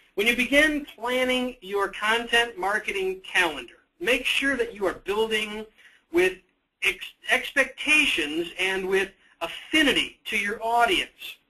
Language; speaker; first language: English; native; English